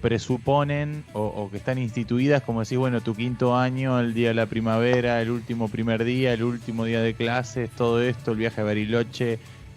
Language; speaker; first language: Spanish; native; Spanish